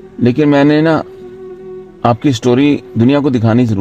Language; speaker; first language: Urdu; non-native, local second language; Punjabi